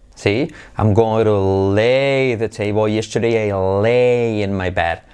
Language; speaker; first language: English; non-native, fluent; Spanish